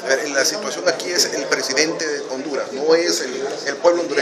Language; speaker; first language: Spanish; native; Spanish